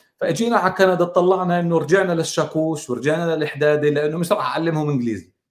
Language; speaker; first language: Arabic; native; Arabic